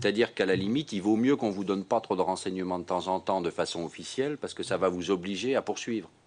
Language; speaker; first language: French; native; French